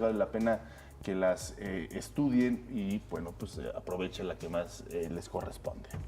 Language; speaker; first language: Spanish; native; Spanish